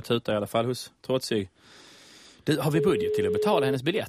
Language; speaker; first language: Swedish; native; Swedish